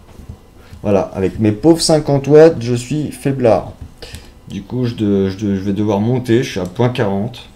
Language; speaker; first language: French; native; French